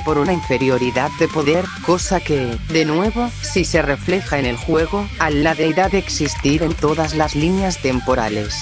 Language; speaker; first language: Spanish; native; Spanish